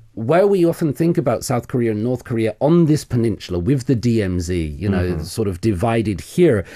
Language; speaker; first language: English; native; English